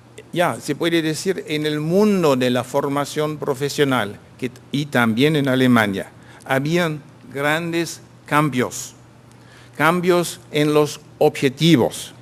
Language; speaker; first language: Spanish; non-native, fluent; German